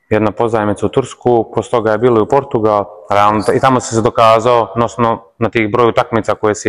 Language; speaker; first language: Bosnian; native; Bosnian